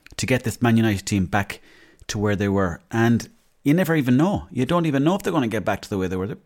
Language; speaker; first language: English; native; English